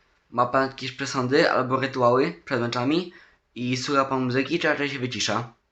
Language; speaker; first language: Polish; native; Polish